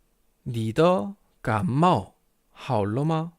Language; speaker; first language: Chinese; non-native, fluent; Korean